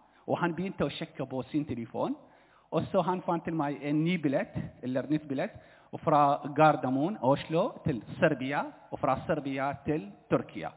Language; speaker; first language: Norwegian; non-native, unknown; Arabic